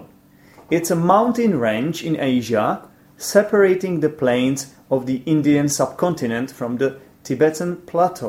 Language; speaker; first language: English; non-native, fluent; Czech